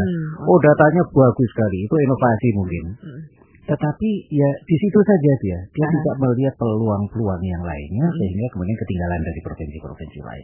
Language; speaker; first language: Indonesian; native; Indonesian